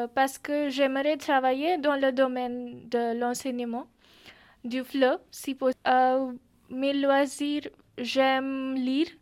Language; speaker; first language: French; non-native, fluent; Marathi